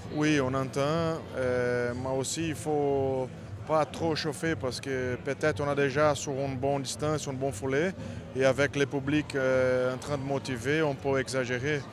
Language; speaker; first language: French; non-native, fluent; Portuguese